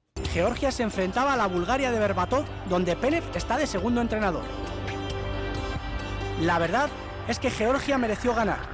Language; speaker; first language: Spanish; native; Spanish